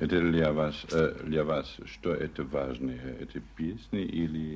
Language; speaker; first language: Russian; non-native, learner; German